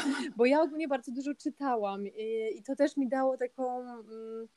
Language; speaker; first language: Polish; early bilingual, other home language; English